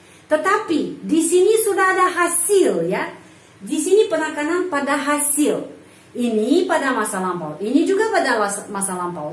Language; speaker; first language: Indonesian; non-native, fluent; Russian